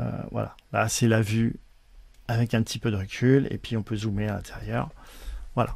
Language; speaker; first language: French; native; French